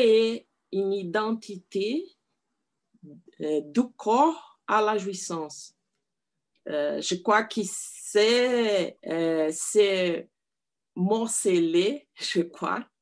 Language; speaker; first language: French; non-native, learner; Portuguese